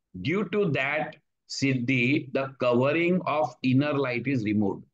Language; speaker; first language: English; non-native, local second language; Marathi